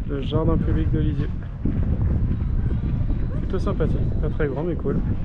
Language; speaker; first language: French; native; French